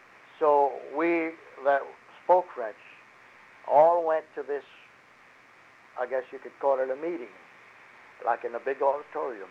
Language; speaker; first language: English; early bilingual, other home language; French